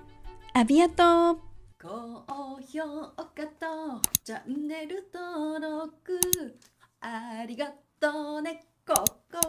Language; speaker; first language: Japanese; native; Japanese